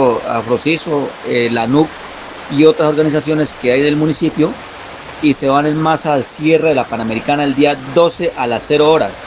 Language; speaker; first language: Spanish; native; Spanish